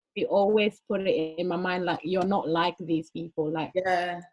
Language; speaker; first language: English; early bilingual, other home language; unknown